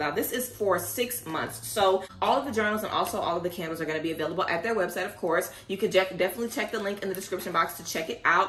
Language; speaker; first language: English; native; English